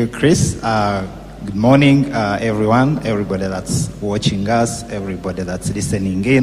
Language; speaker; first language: English; non-native, local second language; Nyankole